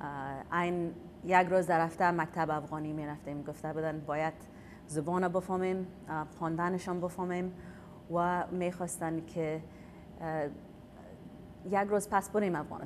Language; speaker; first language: Persian; early bilingual, heritage; Persian